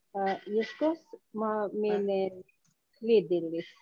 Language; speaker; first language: Finnish; non-native, learner; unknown